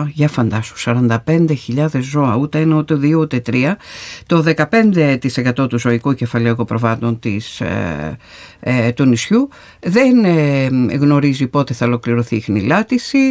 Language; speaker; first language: Greek; native; Greek